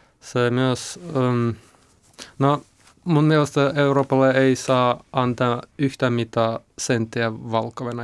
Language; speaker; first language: Finnish; non-native, learner; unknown